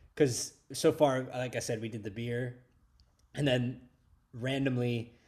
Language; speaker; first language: English; native; English